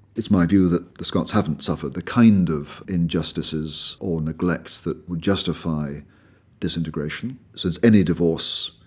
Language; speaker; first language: English; native; English